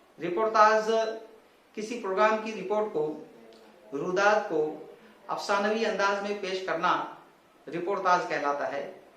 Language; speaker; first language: Urdu; native; Urdu